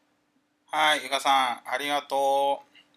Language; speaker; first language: Japanese; non-native, learner; English